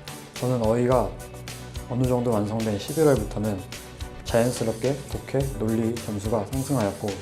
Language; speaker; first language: Korean; native; Korean